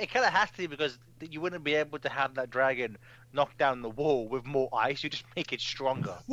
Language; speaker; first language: English; native; English